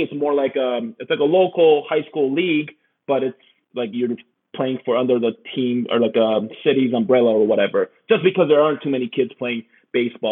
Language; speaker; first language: English; early bilingual, other home language; Korean